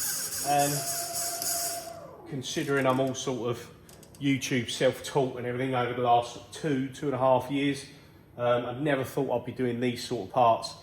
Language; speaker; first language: English; native; English